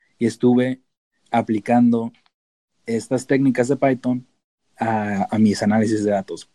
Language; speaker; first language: Spanish; native; Spanish